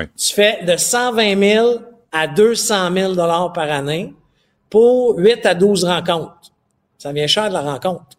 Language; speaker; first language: French; native; French